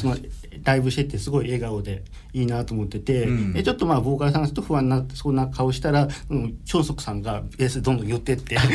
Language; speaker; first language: Japanese; native; Japanese